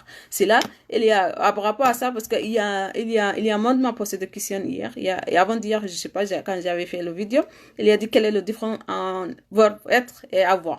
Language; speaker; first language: French; non-native, learner; Arabic